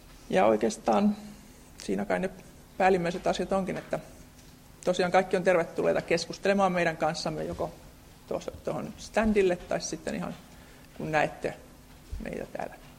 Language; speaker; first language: Finnish; native; Finnish